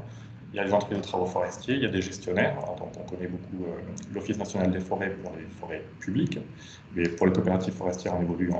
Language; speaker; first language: French; native; French